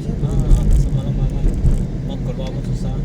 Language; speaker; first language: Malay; non-native, local second language; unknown